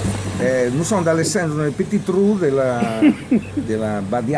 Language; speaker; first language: French; non-native, learner; Italian